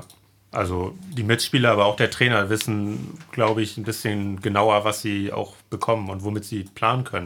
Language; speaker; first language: German; native; German